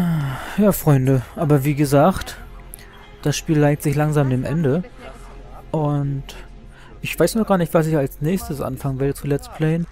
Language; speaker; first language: German; native; German